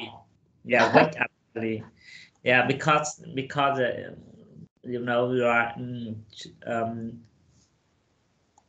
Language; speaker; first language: English; non-native, learner; Vietnamese